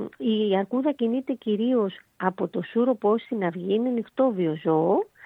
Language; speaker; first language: Greek; native; Greek